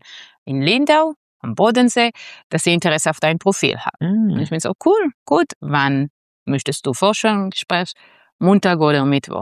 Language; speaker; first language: German; non-native, fluent; Hebrew